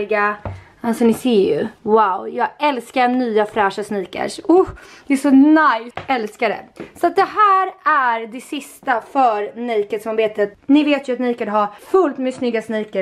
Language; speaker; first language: Swedish; native; Swedish